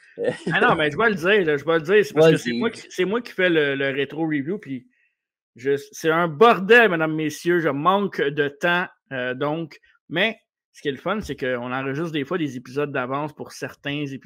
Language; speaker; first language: French; native; French